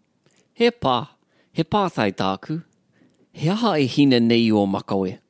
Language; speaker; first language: Māori; non-native, learner; English